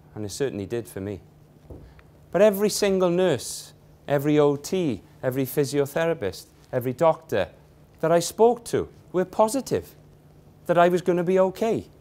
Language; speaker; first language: English; native; English